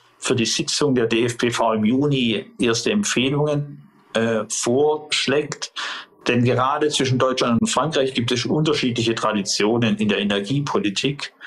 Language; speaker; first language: German; native; German